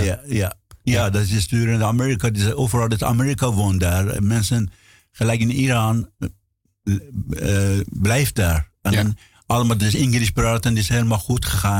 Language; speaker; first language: Dutch; non-native, learner; Persian